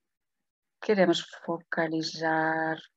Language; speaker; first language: Spanish; non-native, fluent; Portuguese